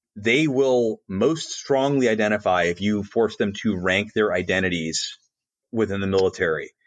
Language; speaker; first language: English; native; English